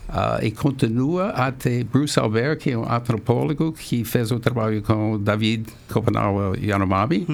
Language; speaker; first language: Portuguese; non-native, fluent; English